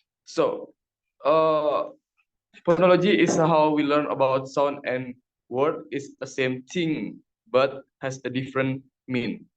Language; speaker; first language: English; non-native, learner; Indonesian